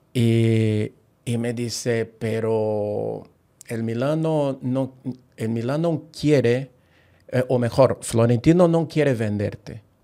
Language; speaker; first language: Spanish; non-native, fluent; Portuguese